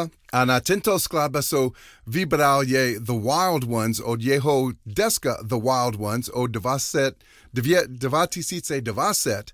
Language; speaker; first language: Czech; non-native, learner; English